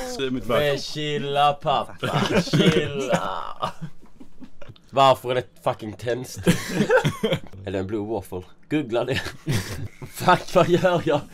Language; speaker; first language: Swedish; native; Swedish